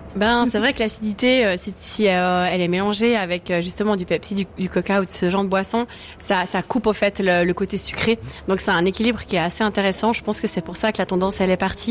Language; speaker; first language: French; native; French